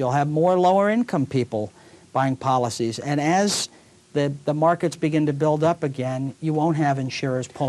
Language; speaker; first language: English; native; English